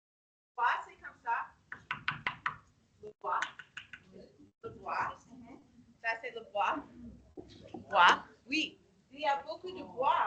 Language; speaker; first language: French; non-native, fluent; English